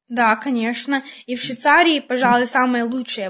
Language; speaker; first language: Russian; early bilingual, heritage; Russian